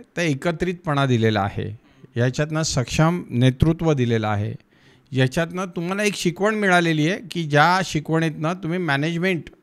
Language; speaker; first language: Marathi; native; Marathi